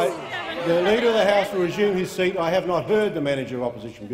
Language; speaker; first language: English; native; English